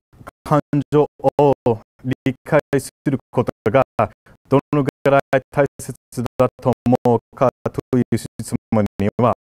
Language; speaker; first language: Japanese; non-native, fluent; English